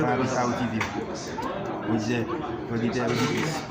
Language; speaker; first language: French; non-native, learner; Haitian Creole